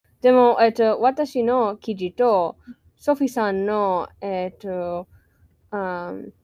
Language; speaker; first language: Japanese; non-native, learner; English